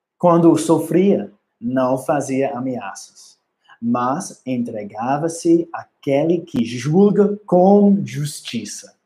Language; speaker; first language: Portuguese; non-native, learner; English